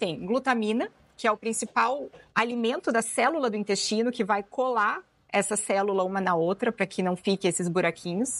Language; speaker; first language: Portuguese; native; Portuguese